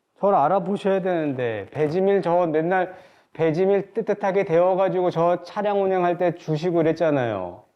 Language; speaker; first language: Korean; native; Korean